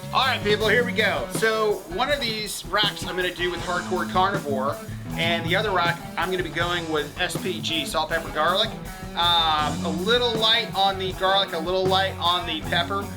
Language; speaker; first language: English; native; English